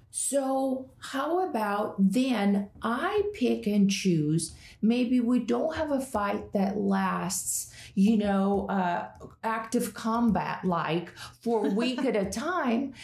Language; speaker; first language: English; non-native, fluent; Russian